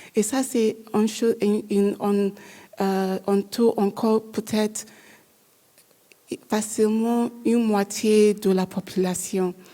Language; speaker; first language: French; non-native, learner; English